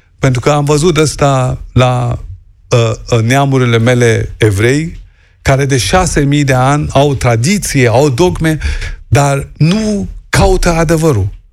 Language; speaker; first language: Romanian; non-native, fluent; Persian